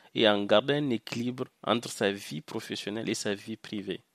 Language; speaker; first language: French; non-native, local second language; Hausa